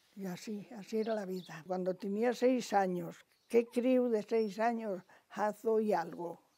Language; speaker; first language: Spanish; native; Spanish